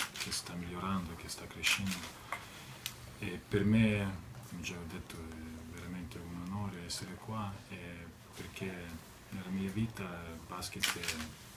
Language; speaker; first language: Italian; non-native, fluent; Lithuanian